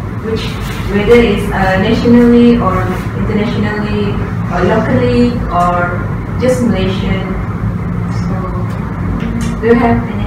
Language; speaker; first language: English; non-native, local second language; Malay